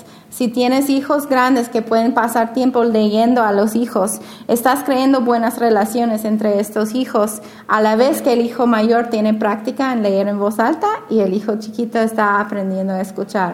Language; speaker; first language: Spanish; non-native, fluent; English